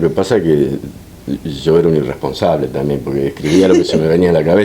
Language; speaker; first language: Spanish; native; Spanish